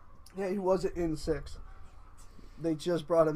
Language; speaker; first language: English; native; English